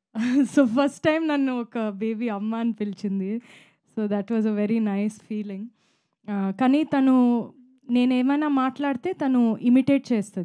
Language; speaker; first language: Telugu; non-native, fluent; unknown